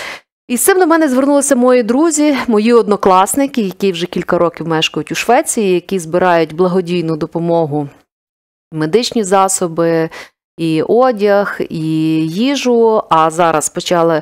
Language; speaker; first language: Ukrainian; native; Ukrainian